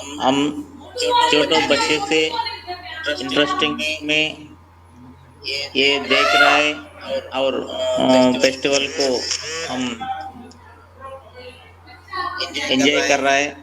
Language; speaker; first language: Hindi; non-native, local second language; Telugu